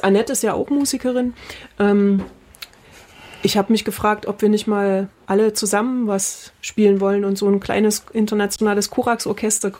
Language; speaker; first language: German; native; German